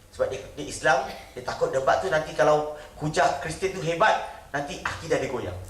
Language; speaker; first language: Malay; non-native, local second language; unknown